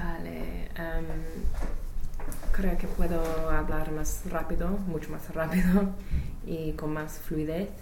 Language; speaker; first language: Spanish; non-native, learner; English